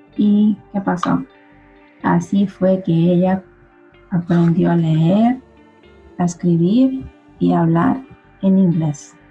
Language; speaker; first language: Spanish; early bilingual, other home language; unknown